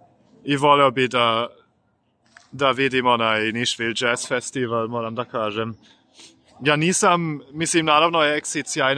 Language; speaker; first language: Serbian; non-native, fluent; German